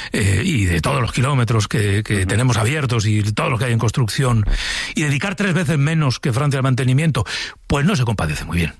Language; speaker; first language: Spanish; native; Spanish